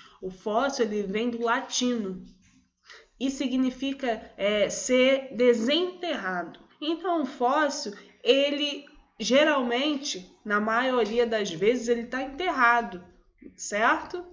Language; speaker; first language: Portuguese; native; Portuguese